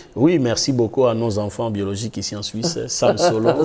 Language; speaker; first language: French; non-native, local second language; Lingala